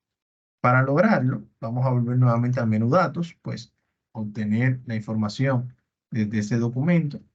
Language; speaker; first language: Spanish; native; Spanish